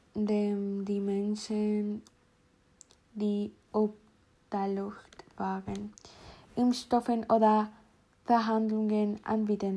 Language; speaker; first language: German; non-native, learner; Spanish